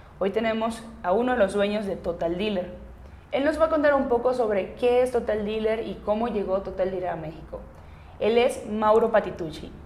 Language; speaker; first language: Spanish; native; Spanish